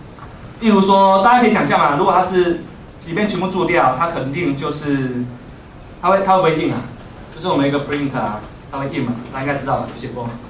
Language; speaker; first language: Chinese; native; Chinese